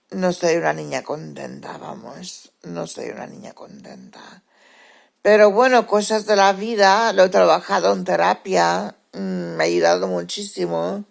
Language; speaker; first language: Spanish; early bilingual, heritage; Spanish